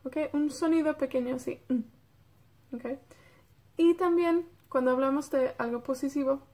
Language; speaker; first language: Spanish; non-native, fluent; Welsh